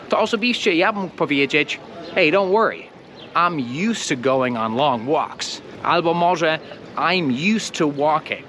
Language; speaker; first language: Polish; non-native, fluent; English